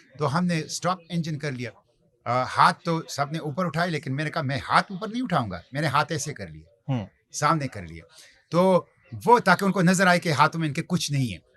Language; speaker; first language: Urdu; non-native, local second language; Pashto